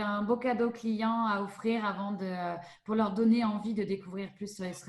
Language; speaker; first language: French; native; French